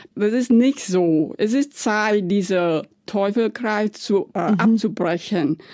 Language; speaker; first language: German; non-native, fluent; Vietnamese